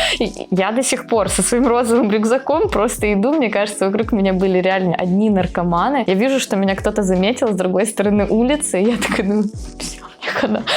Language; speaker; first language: Russian; native; Russian